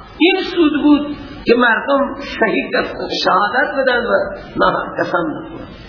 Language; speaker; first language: Persian; non-native, local second language; Baluchi